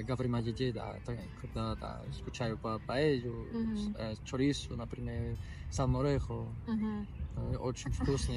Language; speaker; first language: Russian; non-native, learner; Spanish